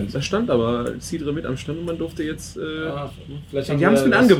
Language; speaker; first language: German; native; German